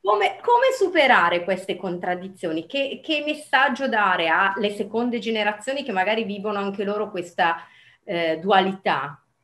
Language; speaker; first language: Italian; native; Italian